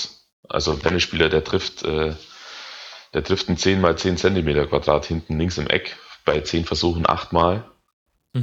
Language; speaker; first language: German; native; German